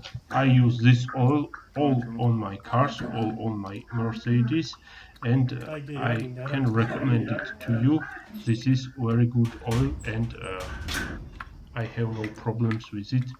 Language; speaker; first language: English; non-native, learner; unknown